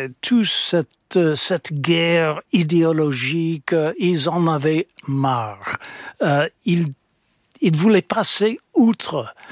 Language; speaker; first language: French; non-native, fluent; English